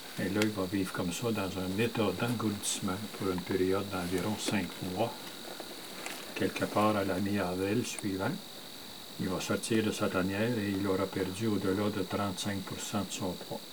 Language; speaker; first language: French; native; French